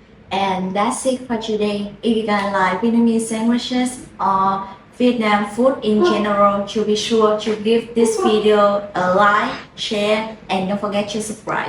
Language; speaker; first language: English; non-native, fluent; Vietnamese